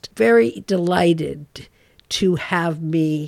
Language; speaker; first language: English; native; English